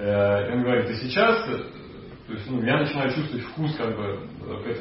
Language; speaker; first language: Russian; native; Russian